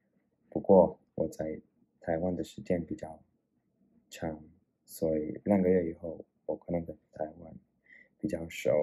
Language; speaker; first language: Chinese; non-native, learner; Spanish